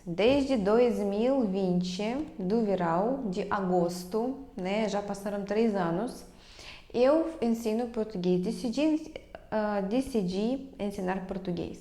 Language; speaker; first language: Portuguese; non-native, fluent; Russian